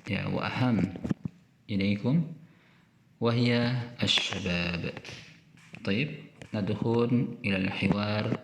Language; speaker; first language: Arabic; non-native, fluent; Indonesian